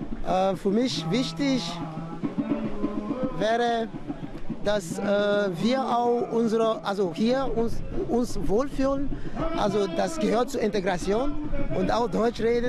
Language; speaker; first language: German; non-native, fluent; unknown